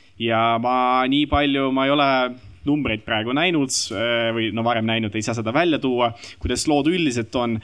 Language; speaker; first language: Estonian; non-native, local second language; Russian